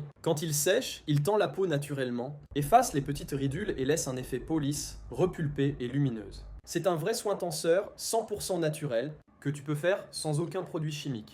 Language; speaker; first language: French; native; French